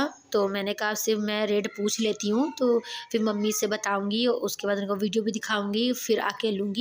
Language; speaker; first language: Hindi; native; Hindi